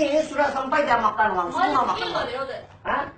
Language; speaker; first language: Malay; non-native, learner; Nepali